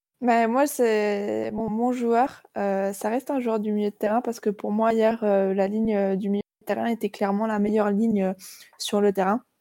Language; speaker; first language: French; native; French